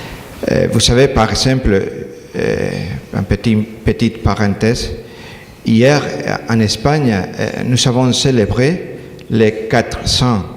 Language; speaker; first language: French; non-native, learner; Spanish